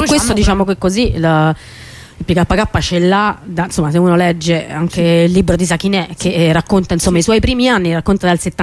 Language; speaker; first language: Italian; native; Italian